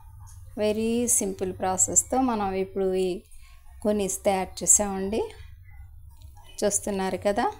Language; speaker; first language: Telugu; native; Telugu